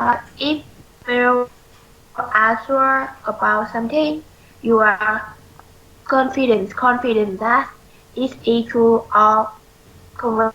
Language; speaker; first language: English; non-native, learner; Vietnamese